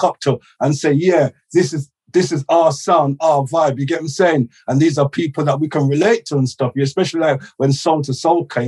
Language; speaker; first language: English; native; English